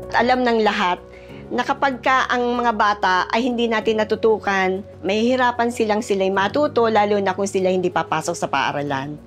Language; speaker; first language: Filipino; native; Filipino